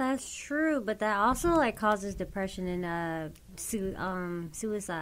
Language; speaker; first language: English; native; English